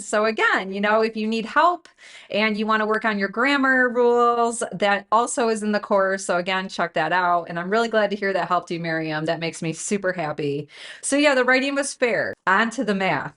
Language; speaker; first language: English; native; English